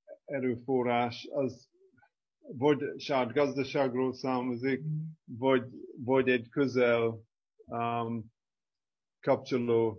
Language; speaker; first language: Hungarian; non-native, fluent; English